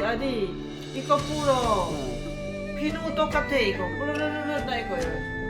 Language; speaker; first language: Korean; non-native, learner; Lao